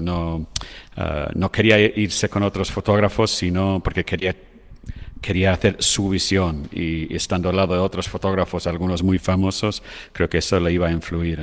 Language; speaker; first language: Spanish; non-native, fluent; English